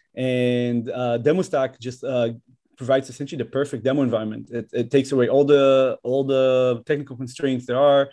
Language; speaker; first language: English; non-native, fluent; Hebrew